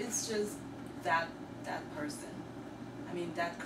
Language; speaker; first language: English; non-native, learner; Chinese